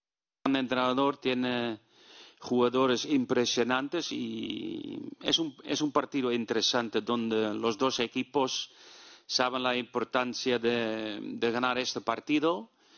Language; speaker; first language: Spanish; non-native, fluent; Dutch